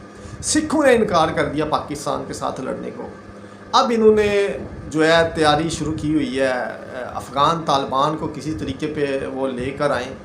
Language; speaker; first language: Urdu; non-native, local second language; Punjabi